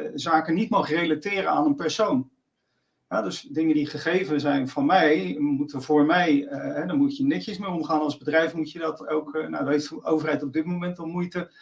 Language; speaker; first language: Dutch; native; Dutch